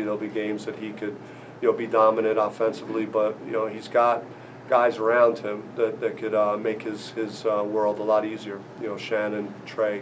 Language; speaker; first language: English; native; English